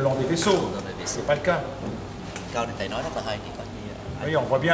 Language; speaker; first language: French; native; French